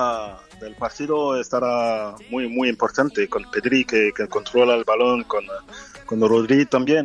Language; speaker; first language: Spanish; non-native, fluent; French